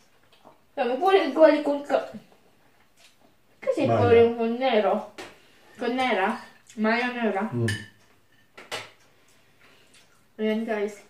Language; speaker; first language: Italian; non-native, learner; Filipino